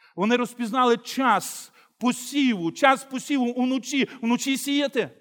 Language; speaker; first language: Ukrainian; native; Ukrainian